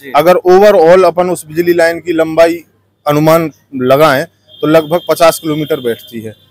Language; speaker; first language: Hindi; native; Hindi